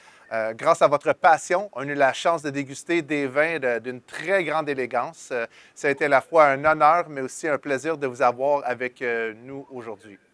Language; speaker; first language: French; native; French